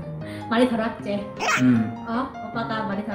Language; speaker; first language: Korean; non-native, learner; Vietnamese